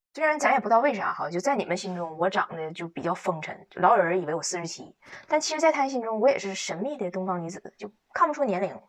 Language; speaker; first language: Chinese; native; Chinese